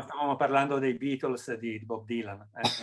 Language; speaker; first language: Italian; native; Italian